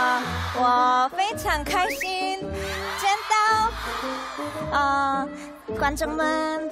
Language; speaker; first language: Chinese; non-native, learner; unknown